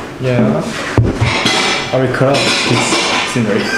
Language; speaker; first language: English; non-native, learner; Korean